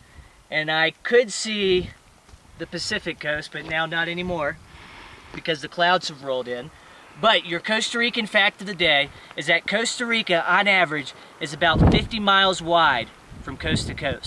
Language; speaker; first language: English; native; English